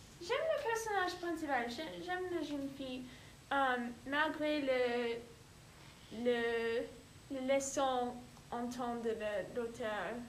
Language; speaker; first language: French; non-native, learner; English